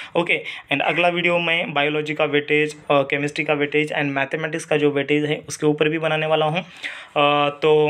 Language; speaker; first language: Hindi; non-native, local second language; Marathi